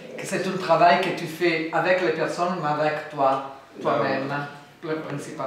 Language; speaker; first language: French; non-native, fluent; Italian